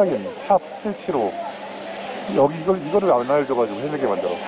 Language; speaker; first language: Korean; native; Korean